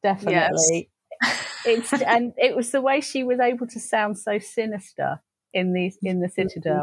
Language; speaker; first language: English; native; English